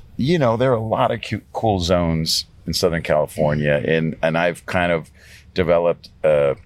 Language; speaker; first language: English; native; English